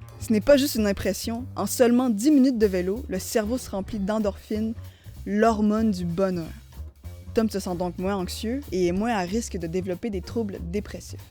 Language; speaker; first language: French; native; French